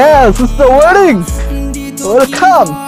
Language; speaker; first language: English; non-native, learner; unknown